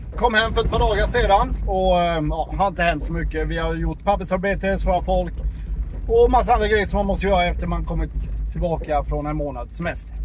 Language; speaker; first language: Swedish; native; Swedish